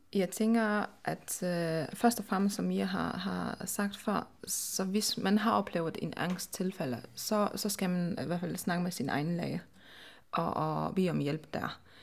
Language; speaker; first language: Danish; non-native, fluent; Polish